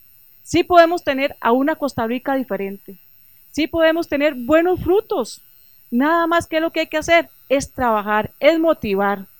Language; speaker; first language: Spanish; native; Spanish